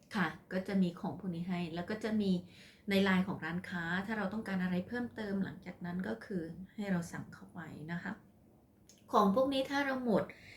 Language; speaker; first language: Thai; non-native, local second language; Khmer